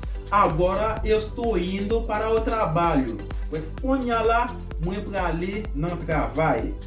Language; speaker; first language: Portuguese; non-native, fluent; Haitian Creole